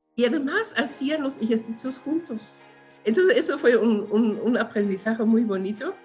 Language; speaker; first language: Spanish; non-native, fluent; German